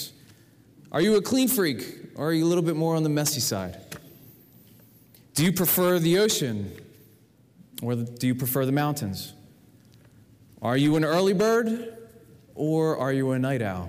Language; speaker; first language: English; native; English